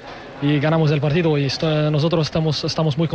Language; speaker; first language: Spanish; non-native, learner; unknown